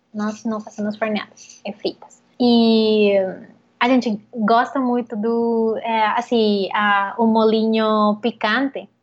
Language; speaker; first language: Portuguese; non-native, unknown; Spanish